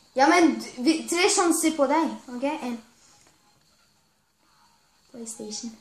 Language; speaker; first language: Norwegian; non-native, fluent; Arabic